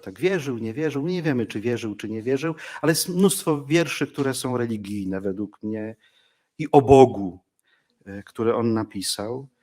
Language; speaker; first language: Polish; native; Polish